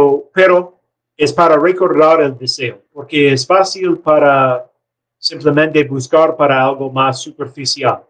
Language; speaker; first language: Spanish; non-native, learner; English